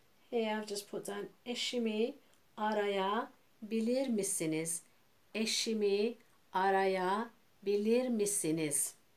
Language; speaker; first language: Turkish; early bilingual, heritage; Turkish